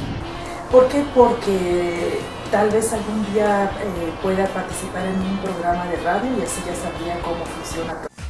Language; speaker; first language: Spanish; native; Spanish